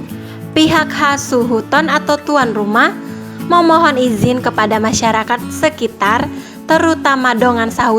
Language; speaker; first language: Indonesian; native; Indonesian